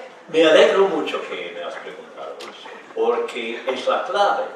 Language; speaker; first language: Spanish; non-native, fluent; English